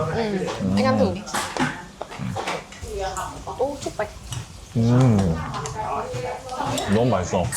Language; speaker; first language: Korean; non-native, learner; Vietnamese